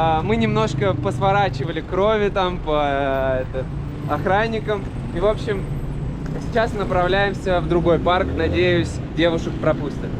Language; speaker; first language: Russian; native; Russian